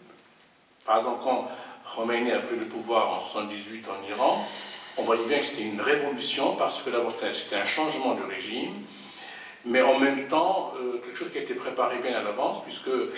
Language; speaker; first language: French; non-native, local second language; Arabic